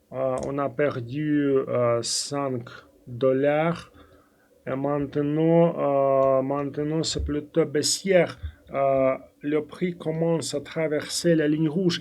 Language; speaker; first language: French; non-native, fluent; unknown